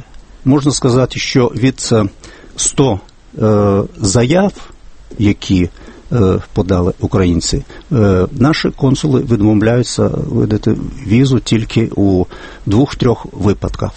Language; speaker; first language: Ukrainian; non-native, fluent; Lithuanian